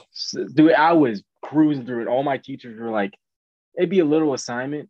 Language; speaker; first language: English; native; English